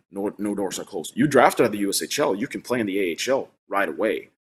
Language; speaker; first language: English; non-native, fluent; Swedish